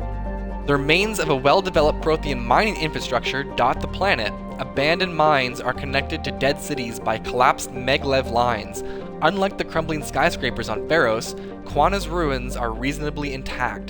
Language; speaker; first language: English; native; English